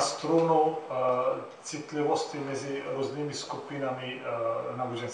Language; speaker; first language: Czech; non-native, fluent; Arabic